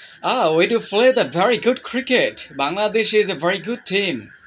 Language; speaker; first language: English; non-native, learner; Bangla